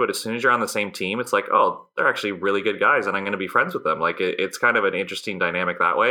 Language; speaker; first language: English; native; English